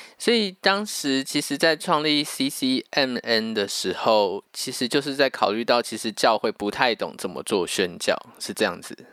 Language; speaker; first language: Chinese; native; Chinese